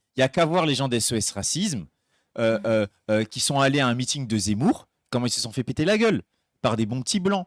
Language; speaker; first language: French; native; French